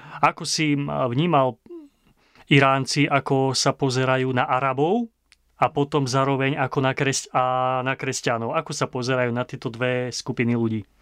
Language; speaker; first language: Slovak; native; Slovak